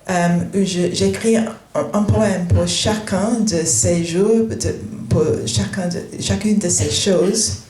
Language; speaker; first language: French; non-native, fluent; English